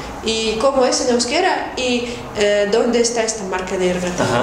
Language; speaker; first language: Spanish; non-native, fluent; Russian